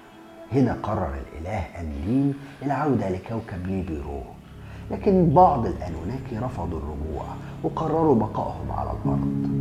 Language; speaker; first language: Arabic; native; Arabic